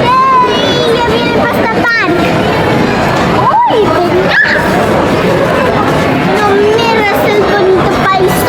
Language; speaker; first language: Spanish; early bilingual, other home language; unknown